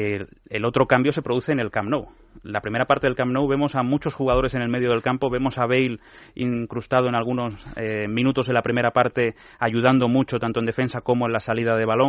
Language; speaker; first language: Spanish; native; Spanish